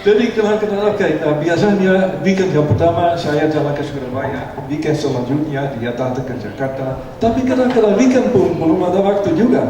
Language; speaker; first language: Indonesian; non-native, fluent; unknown